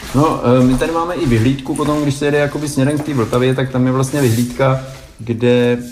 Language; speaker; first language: Czech; native; Czech